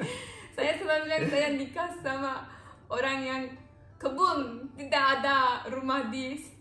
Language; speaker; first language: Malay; non-native, learner; Turkish